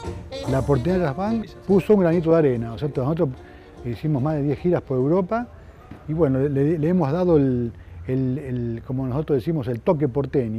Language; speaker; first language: Spanish; native; Spanish